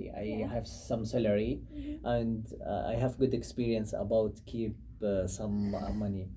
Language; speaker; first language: English; non-native, learner; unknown